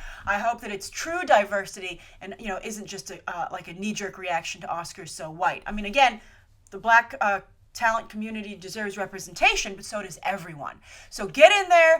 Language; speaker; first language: English; native; English